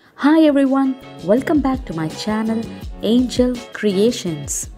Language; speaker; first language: English; non-native, local second language; Malayalam